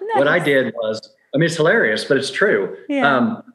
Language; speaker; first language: English; native; English